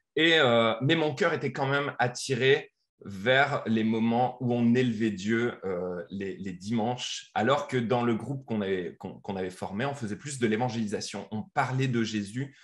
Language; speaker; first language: French; native; French